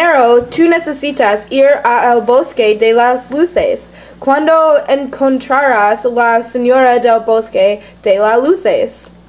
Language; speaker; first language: Spanish; non-native, learner; English